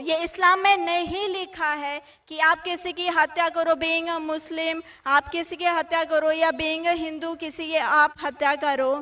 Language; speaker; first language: Hindi; native; Hindi